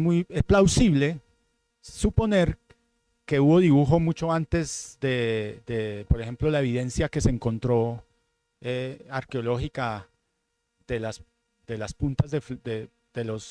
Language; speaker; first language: Spanish; native; Spanish